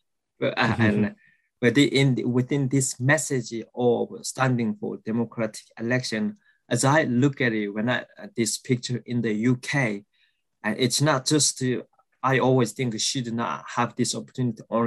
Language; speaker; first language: English; non-native, fluent; Korean